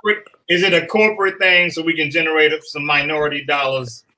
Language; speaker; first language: English; native; English